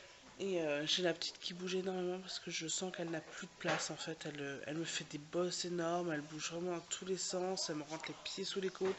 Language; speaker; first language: French; native; French